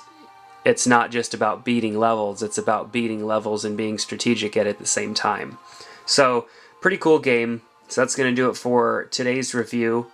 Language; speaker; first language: English; native; English